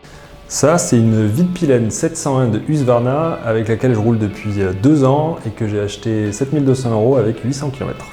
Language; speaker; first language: French; native; French